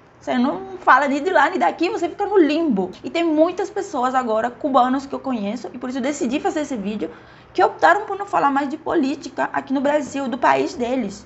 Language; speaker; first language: Portuguese; non-native, fluent; Spanish